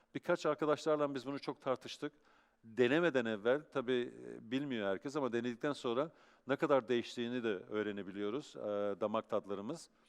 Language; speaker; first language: Turkish; early bilingual, heritage; Turkish